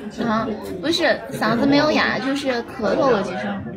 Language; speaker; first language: Chinese; native; Chinese